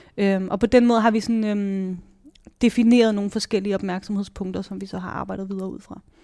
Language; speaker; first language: Danish; native; Danish